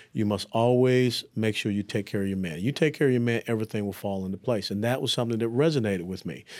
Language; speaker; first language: English; native; English